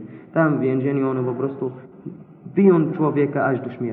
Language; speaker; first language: Polish; non-native, learner; Arabic